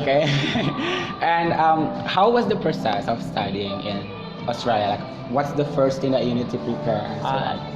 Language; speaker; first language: English; non-native, fluent; Indonesian